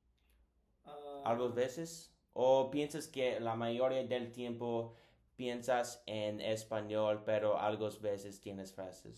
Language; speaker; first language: Spanish; non-native, learner; English